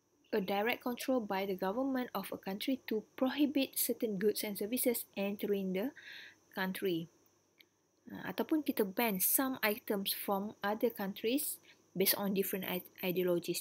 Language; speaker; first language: English; non-native, local second language; Malay